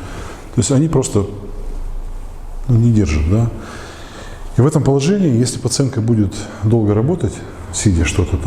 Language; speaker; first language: Russian; native; Russian